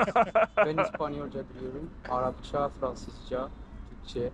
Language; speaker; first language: Turkish; non-native, learner; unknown